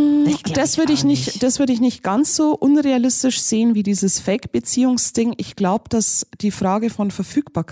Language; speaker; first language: German; native; German